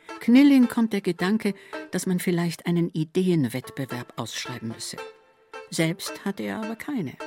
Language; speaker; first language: German; native; German